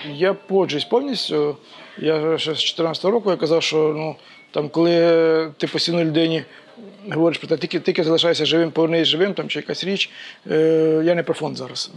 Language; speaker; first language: Ukrainian; native; Ukrainian